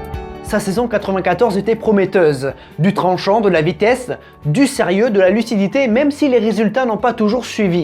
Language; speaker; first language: French; native; French